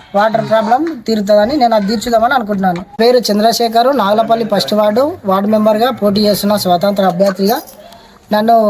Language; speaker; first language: Telugu; native; Telugu